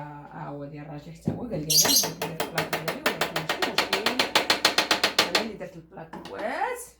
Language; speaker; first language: Arabic; native; Arabic